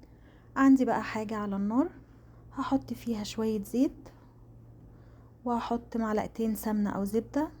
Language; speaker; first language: Arabic; native; Arabic